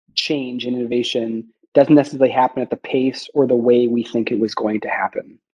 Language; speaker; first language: English; native; English